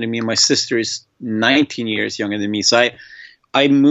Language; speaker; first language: English; non-native, fluent; Swedish